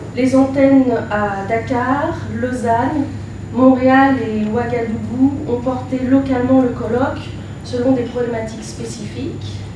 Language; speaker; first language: French; native; French